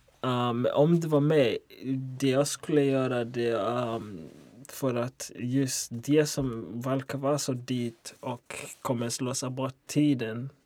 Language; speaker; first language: Swedish; non-native, local second language; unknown